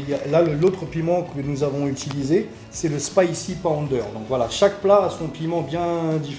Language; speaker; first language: French; native; French